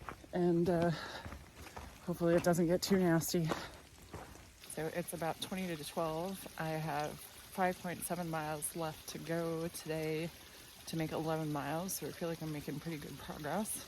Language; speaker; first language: English; native; English